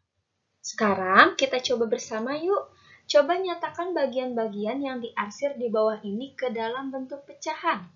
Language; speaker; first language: Indonesian; native; Indonesian